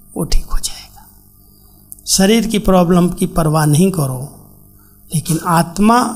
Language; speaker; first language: Hindi; native; Hindi